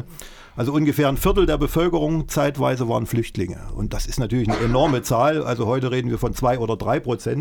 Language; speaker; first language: German; native; German